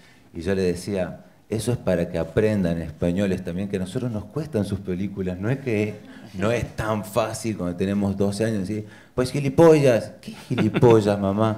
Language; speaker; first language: Spanish; native; Spanish